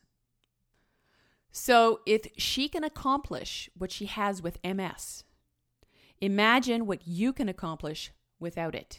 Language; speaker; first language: English; native; English